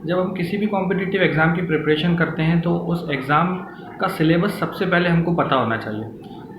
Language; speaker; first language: Hindi; native; Hindi